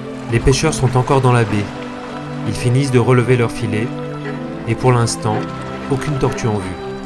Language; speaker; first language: French; native; French